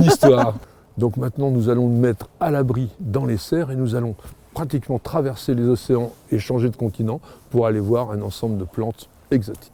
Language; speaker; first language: French; native; French